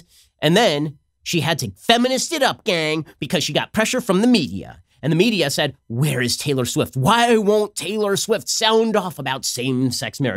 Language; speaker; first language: English; native; English